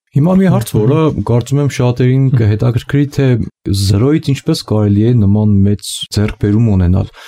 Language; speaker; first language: Armenian; native; Armenian